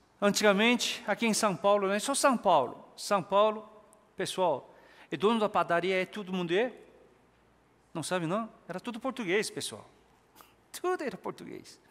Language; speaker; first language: Portuguese; non-native, fluent; Korean